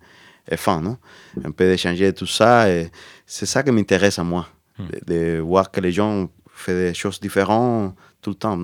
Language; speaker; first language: French; non-native, learner; Spanish